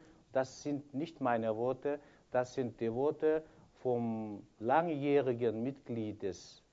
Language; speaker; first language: German; non-native, fluent; Kyrgyz